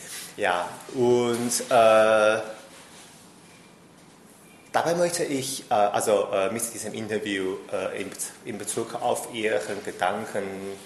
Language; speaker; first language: German; non-native, fluent; Chinese